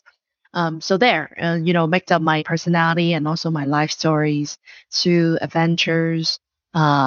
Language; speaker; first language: English; non-native, fluent; Chinese